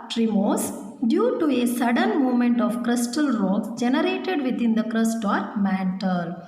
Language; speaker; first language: English; non-native, local second language; Kannada